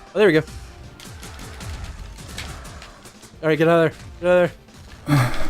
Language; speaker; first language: English; native; English